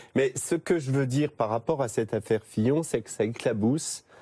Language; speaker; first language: French; native; French